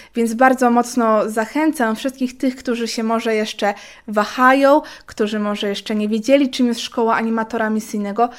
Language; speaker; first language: Polish; native; Polish